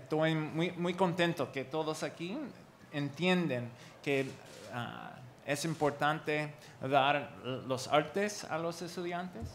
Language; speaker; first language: Spanish; non-native, learner; English